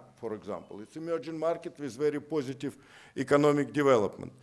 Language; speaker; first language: English; non-native, fluent; Russian